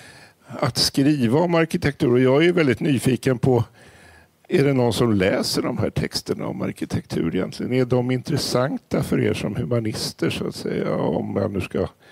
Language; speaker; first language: Swedish; native; Swedish